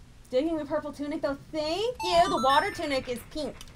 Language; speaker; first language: English; native; English